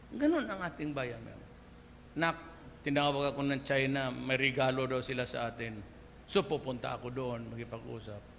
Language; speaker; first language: Filipino; non-native, local second language; Cebuano